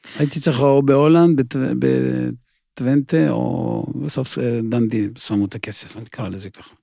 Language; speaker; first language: Hebrew; non-native, fluent; Russian